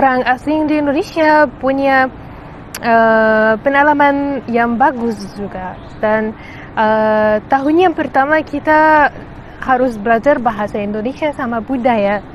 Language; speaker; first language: Indonesian; non-native, fluent; Arabic